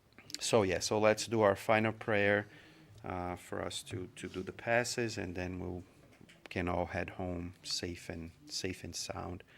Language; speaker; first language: English; non-native, fluent; Portuguese